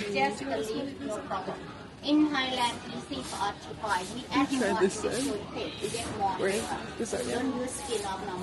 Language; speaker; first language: English; non-native, learner; Thai